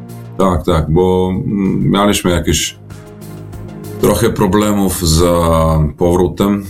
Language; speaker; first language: Polish; non-native, fluent; Serbian